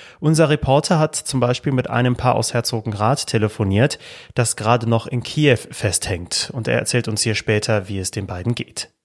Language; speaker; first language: German; native; German